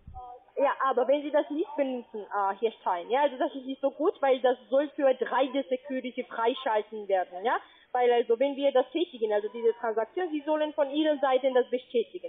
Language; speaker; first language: German; non-native, learner; Spanish